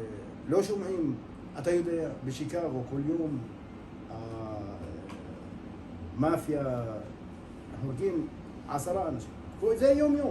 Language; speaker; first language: Hebrew; non-native, local second language; Arabic